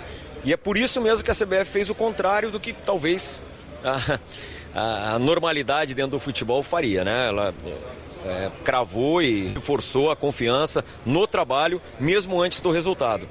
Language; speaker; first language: Portuguese; native; Portuguese